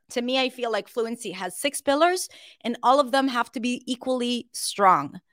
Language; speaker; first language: English; non-native, fluent; Hebrew